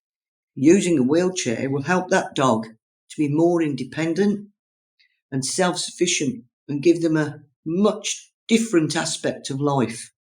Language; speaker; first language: English; native; English